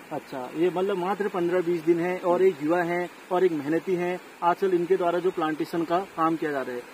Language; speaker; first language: Hindi; native; Hindi